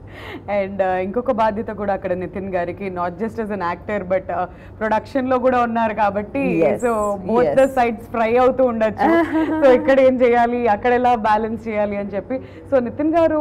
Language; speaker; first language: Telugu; native; Telugu